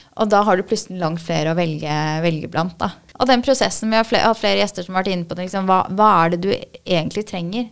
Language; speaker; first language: Norwegian; early bilingual, other home language; Persian